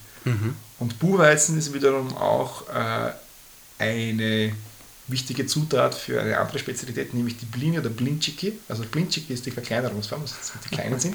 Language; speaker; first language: German; native; German